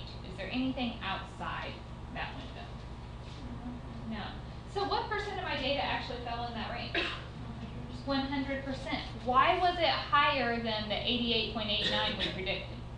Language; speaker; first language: English; native; English